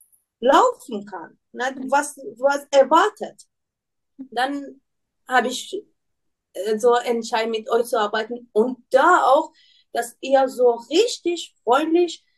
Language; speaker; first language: German; non-native, learner; Persian